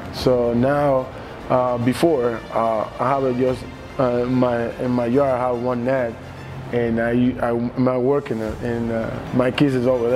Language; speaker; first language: English; non-native, learner; Spanish